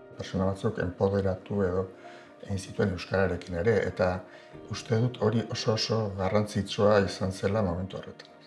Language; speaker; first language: Basque; native; Basque